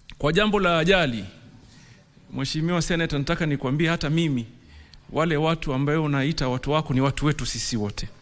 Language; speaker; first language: Swahili; native; Swahili